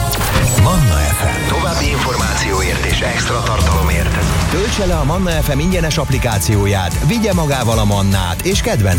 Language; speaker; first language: Hungarian; native; Hungarian